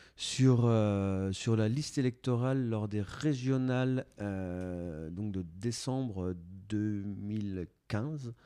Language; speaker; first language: French; native; French